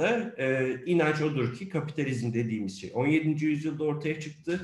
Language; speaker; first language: Turkish; native; Turkish